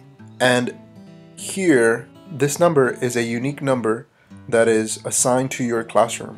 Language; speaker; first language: English; native; English